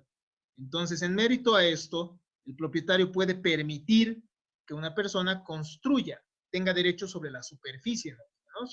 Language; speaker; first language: Spanish; native; Spanish